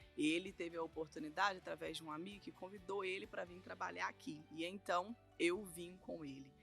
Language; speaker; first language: Portuguese; native; Portuguese